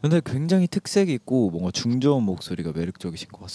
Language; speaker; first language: Korean; native; Korean